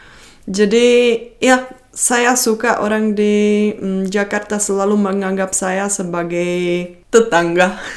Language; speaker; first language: Indonesian; non-native, fluent; Czech